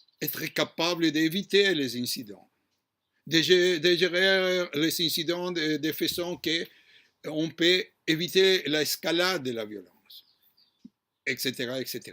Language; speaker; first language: French; non-native, fluent; Hebrew